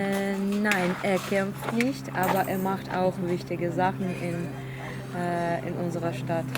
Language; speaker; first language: German; non-native, learner; Ukrainian